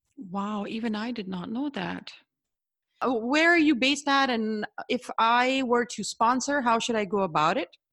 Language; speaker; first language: English; non-native, local second language; Hindi